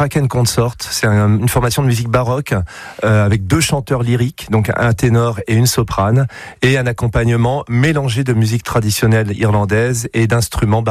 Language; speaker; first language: French; native; French